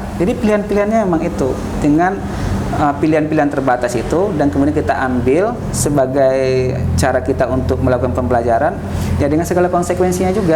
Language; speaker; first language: Indonesian; native; Indonesian